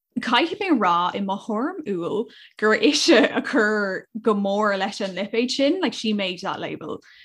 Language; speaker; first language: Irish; non-native, local second language; English